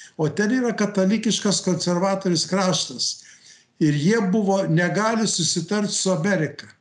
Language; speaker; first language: Lithuanian; early bilingual, heritage; Lithuanian